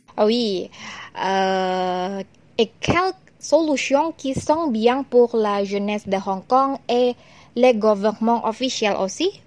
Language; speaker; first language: French; non-native, learner; Cantonese